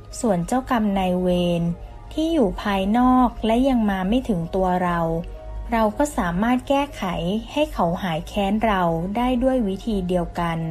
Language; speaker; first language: Thai; native; Thai